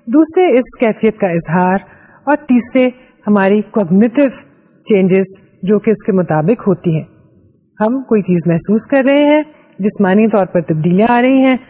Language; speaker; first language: Urdu; native; Urdu